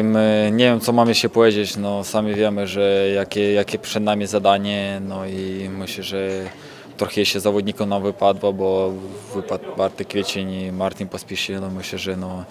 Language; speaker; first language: Polish; non-native, fluent; Ukrainian